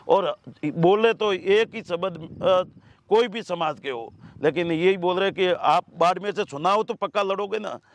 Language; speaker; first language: Hindi; native; Hindi